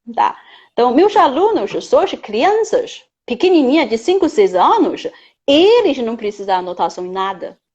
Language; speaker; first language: Portuguese; non-native, fluent; Chinese